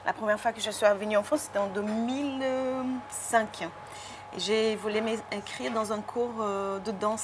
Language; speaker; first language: French; non-native, fluent; Portuguese